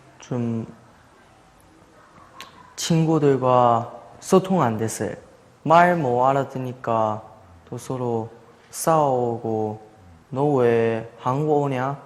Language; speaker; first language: Korean; non-native, learner; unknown